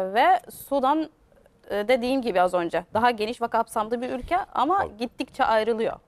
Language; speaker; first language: Turkish; non-native, fluent; Arabic